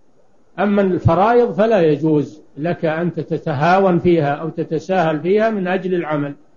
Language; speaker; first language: Arabic; native; Arabic